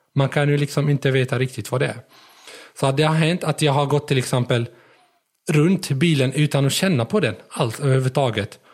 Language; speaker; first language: Swedish; early bilingual, other home language; Arabic